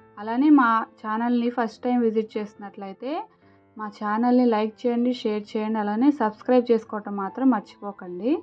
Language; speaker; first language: Telugu; native; Telugu